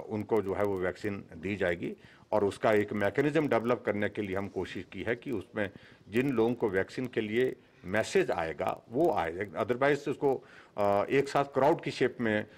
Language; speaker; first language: Hindi; native; Hindi